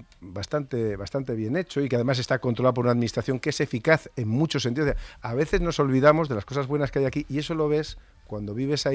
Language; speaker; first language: Spanish; native; Spanish